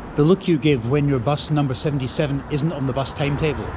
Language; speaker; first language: English; native; English